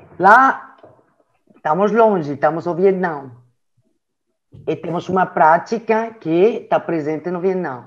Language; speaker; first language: Portuguese; non-native, learner; French